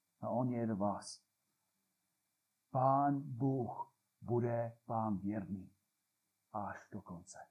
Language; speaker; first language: Czech; non-native, fluent; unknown